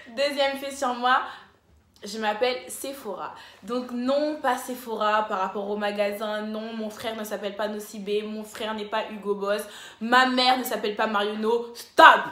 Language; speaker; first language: French; early bilingual, other home language; Lingala